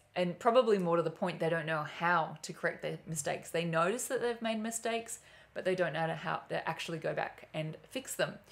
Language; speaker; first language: English; native; English